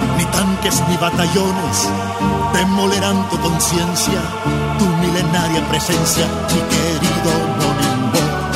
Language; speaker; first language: Spanish; native; Spanish